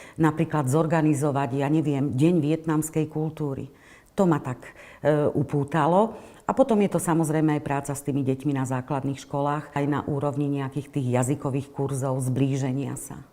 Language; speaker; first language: Slovak; native; Slovak